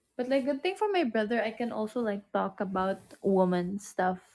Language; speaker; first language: English; non-native, local second language; Filipino